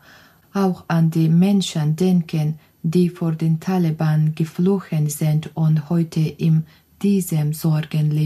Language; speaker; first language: German; non-native, learner; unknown